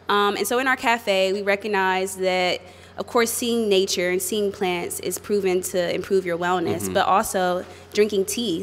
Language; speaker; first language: English; native; English